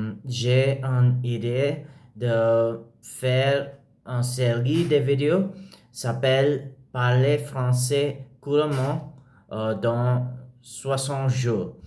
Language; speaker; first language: French; non-native, learner; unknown